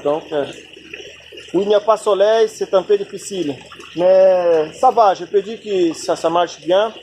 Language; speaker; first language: French; non-native, fluent; Portuguese